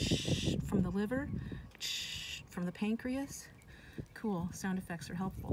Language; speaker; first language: English; native; English